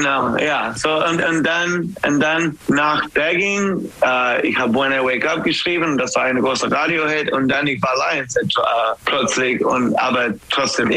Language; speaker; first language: German; non-native, learner; English